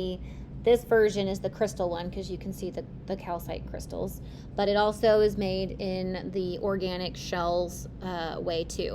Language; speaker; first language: English; native; English